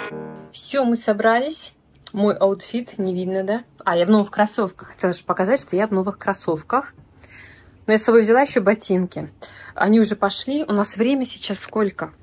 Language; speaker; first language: Russian; native; Russian